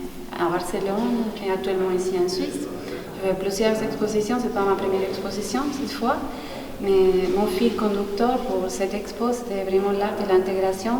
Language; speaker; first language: French; non-native, fluent; Spanish